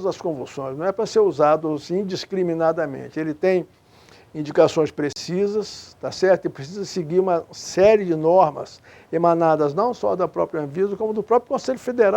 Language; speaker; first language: Portuguese; native; Portuguese